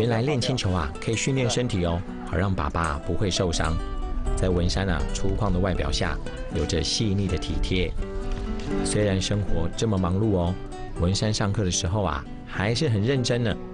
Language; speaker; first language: Chinese; native; Chinese